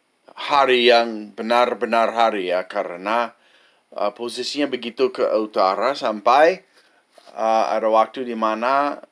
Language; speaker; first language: Indonesian; non-native, fluent; English